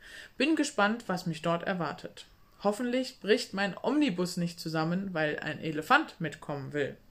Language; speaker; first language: German; native; German